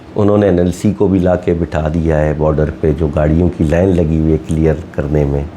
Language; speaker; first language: Urdu; non-native, local second language; Baluchi